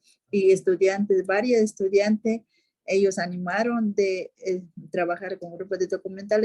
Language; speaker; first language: Spanish; non-native, local second language; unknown